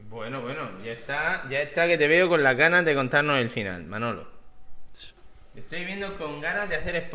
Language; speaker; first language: Spanish; native; Spanish